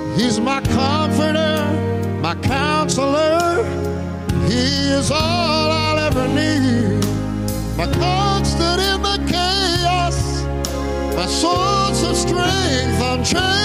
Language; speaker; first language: English; native; English